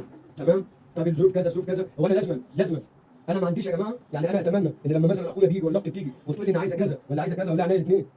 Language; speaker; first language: Arabic; native; Arabic